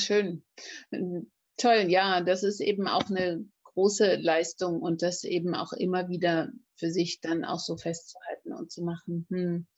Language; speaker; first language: German; native; German